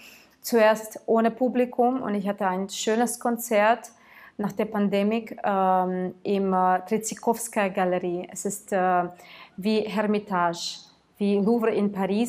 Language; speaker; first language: German; non-native, fluent; Tatar